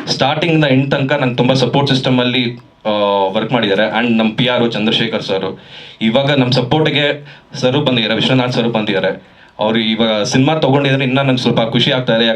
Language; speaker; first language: Kannada; native; Kannada